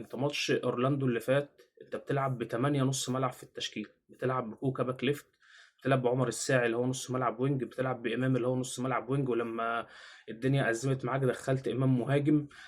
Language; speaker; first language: Arabic; native; Arabic